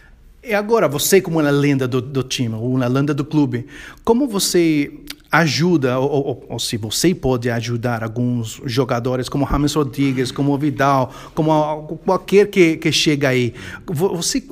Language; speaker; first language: Portuguese; non-native, fluent; Spanish